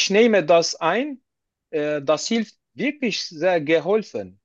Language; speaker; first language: German; non-native, learner; Turkish